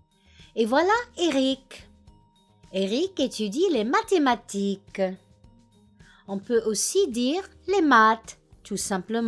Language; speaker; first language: French; non-native, fluent; English